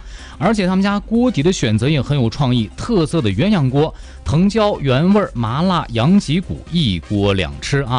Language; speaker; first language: Chinese; native; Chinese